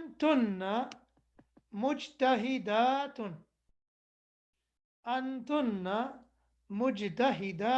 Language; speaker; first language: Arabic; non-native, fluent; English